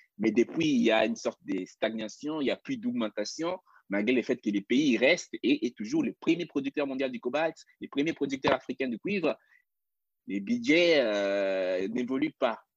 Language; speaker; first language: French; non-native, local second language; Lingala